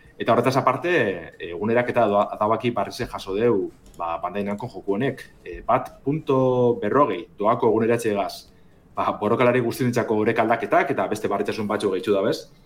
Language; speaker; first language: Basque; native; Basque